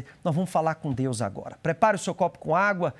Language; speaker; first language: Portuguese; native; Portuguese